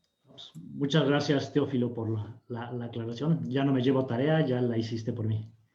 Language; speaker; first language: Spanish; native; Spanish